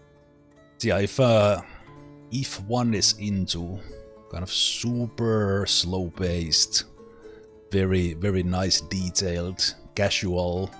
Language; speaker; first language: English; non-native, fluent; Finnish